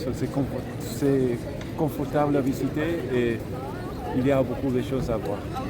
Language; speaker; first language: French; non-native, fluent; Spanish